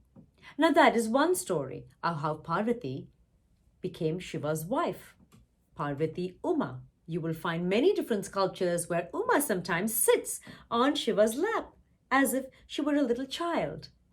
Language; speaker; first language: English; non-native, local second language; Tamil